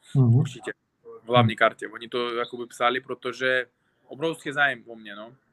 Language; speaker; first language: Czech; non-native, fluent; Uzbek